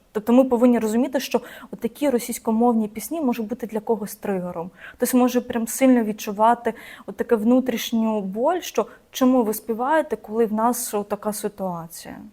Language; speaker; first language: Ukrainian; non-native, local second language; Russian